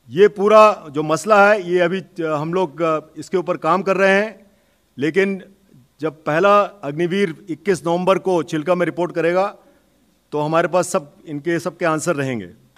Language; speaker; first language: Hindi; native; Hindi